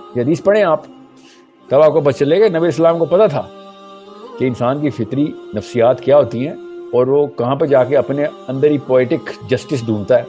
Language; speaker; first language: Urdu; early bilingual, heritage; Urdu